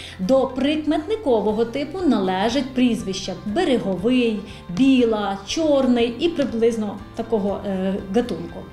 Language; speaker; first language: Ukrainian; native; Ukrainian